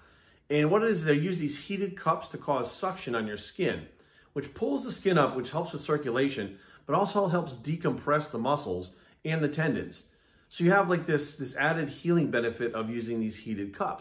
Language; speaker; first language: English; native; English